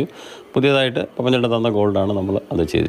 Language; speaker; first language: Malayalam; native; Malayalam